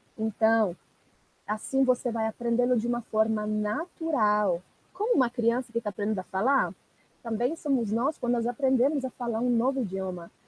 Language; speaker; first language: Portuguese; non-native, fluent; Italian